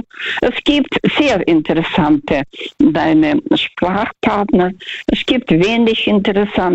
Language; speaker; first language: German; non-native, fluent; Russian